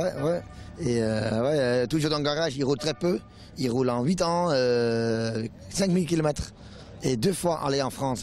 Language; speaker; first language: French; non-native, learner; Dutch